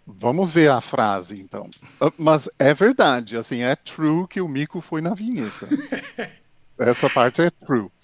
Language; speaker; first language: Portuguese; non-native, fluent; English